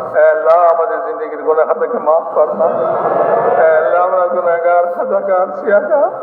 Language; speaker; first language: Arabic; non-native, fluent; Bangla